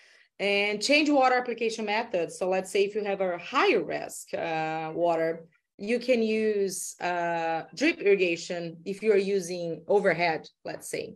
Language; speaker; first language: English; non-native, fluent; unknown